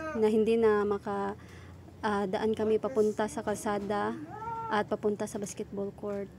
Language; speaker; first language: Filipino; non-native, local second language; Cebuano